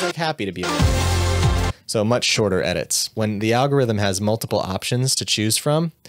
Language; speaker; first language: English; native; English